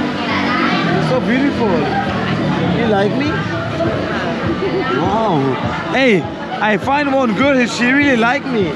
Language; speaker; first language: English; non-native, learner; Portuguese